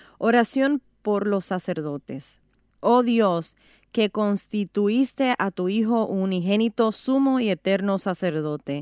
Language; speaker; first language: Spanish; native; Spanish